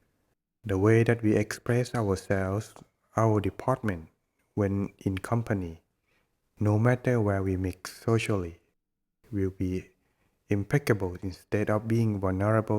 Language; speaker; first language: English; non-native, fluent; Thai